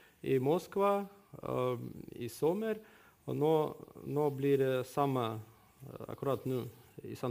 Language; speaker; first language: Norwegian; non-native, fluent; Russian